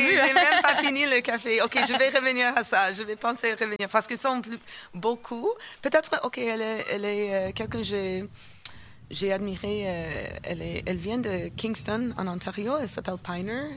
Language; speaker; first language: French; non-native, fluent; English